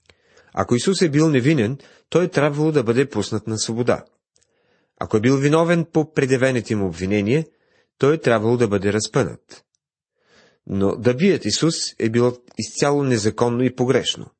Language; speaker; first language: Bulgarian; native; Bulgarian